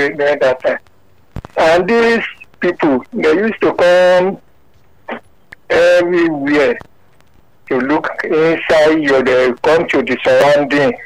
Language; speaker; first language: English; non-native, local second language; Yoruba